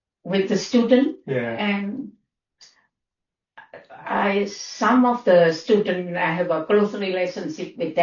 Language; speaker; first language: English; non-native, learner; Indonesian